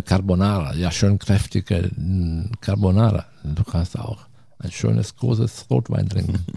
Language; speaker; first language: German; non-native, fluent; Italian